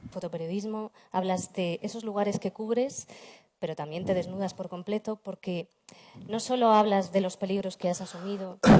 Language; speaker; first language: Spanish; native; Spanish